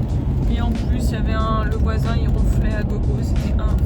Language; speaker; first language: French; native; French